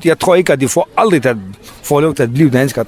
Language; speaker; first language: Danish; non-native, learner; Kurdish